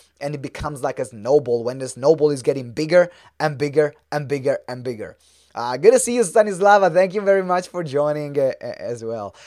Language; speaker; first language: English; non-native, fluent; Italian